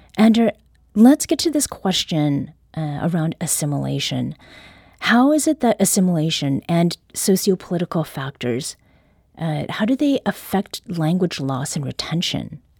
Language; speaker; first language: English; early bilingual, other home language; Korean